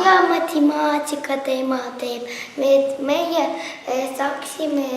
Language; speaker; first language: Estonian; non-native, local second language; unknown